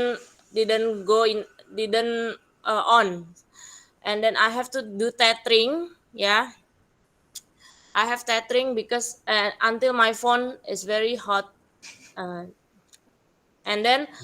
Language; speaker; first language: English; non-native, learner; Indonesian